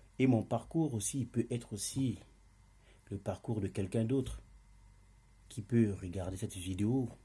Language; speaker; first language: French; non-native, local second language; Lingala